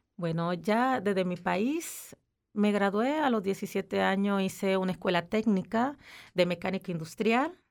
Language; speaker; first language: Spanish; native; Spanish